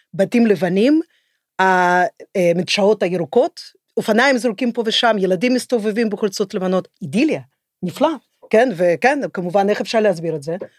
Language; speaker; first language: Hebrew; non-native, fluent; Russian